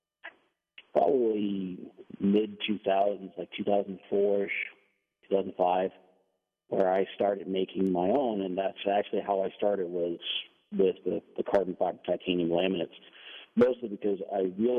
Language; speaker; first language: English; non-native, fluent; Danish